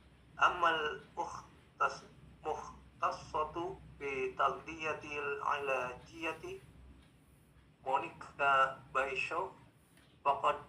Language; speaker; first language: Arabic; non-native, learner; Indonesian